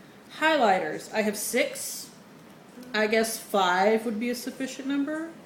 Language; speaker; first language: English; native; English